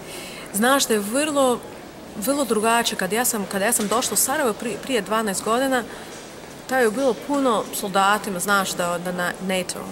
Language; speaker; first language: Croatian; non-native, learner; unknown